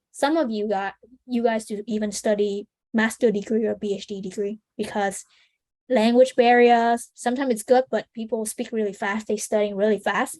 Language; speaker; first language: English; non-native, fluent; Vietnamese